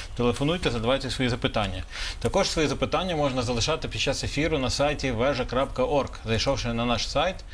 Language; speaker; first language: Ukrainian; native; Ukrainian